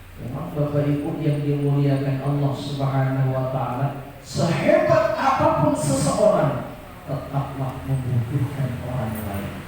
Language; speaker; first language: Indonesian; non-native, local second language; Minangkabau